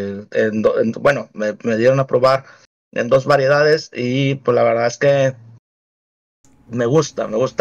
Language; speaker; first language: Spanish; native; Spanish